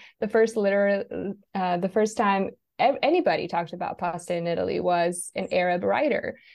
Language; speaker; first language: English; non-native, fluent; Italian